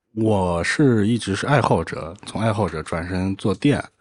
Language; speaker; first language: Chinese; native; Chinese